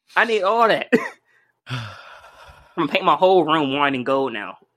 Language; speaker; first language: English; native; English